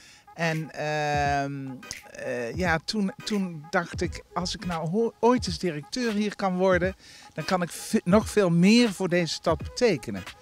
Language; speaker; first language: Dutch; native; Dutch